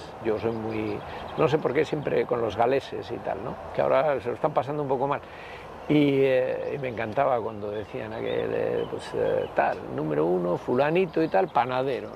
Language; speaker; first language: Spanish; native; Spanish